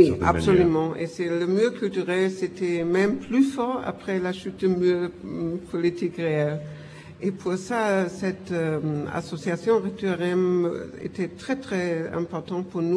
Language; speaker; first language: French; non-native, fluent; German